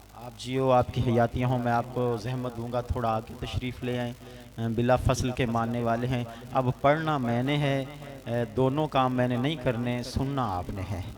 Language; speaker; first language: Urdu; non-native, local second language; Punjabi